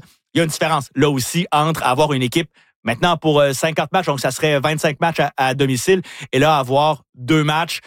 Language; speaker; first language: French; native; French